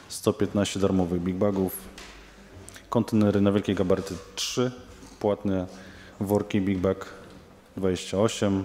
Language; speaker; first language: Polish; native; Polish